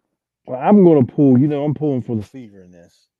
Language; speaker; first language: English; native; English